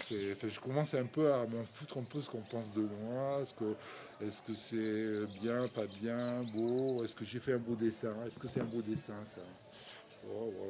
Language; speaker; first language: French; native; French